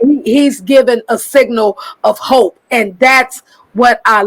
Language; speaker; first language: English; native; English